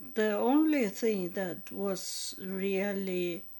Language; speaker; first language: English; non-native, learner; Swedish